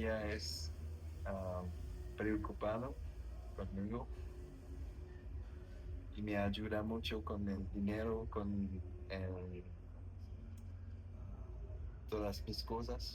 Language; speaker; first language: Spanish; non-native, learner; French